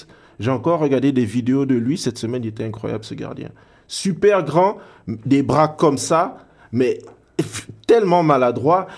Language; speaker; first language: French; native; French